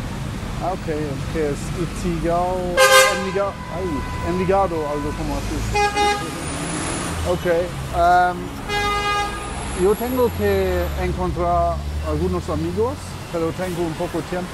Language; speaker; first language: Spanish; non-native, learner; German